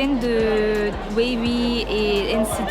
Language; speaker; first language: French; non-native, learner; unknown